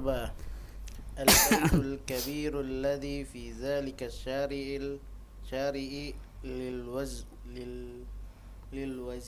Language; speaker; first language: Arabic; non-native, learner; Indonesian